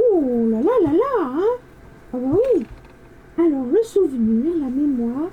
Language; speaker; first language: French; native; French